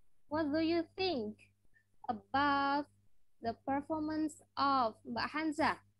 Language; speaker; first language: English; non-native, fluent; Indonesian